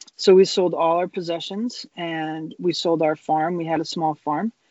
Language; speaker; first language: English; native; English